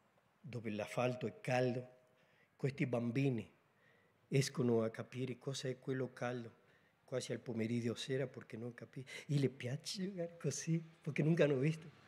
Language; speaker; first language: Italian; non-native, learner; Spanish